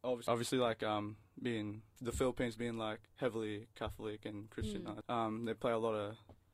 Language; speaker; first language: English; non-native, local second language; Filipino